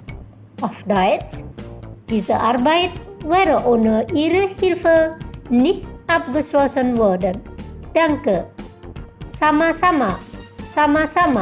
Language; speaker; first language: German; non-native, fluent; Indonesian